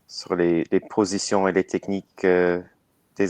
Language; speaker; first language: French; non-native, learner; English